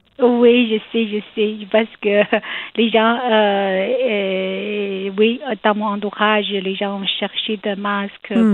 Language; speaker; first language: French; non-native, learner; Chinese